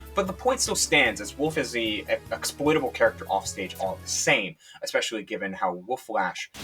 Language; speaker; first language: English; native; English